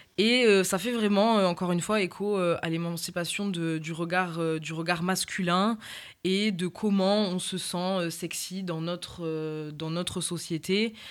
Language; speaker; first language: French; native; French